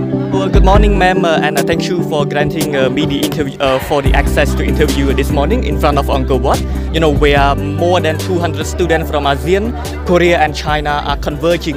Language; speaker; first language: English; non-native, fluent; Khmer